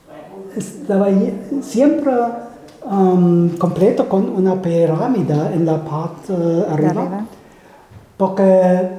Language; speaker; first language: Spanish; non-native, fluent; German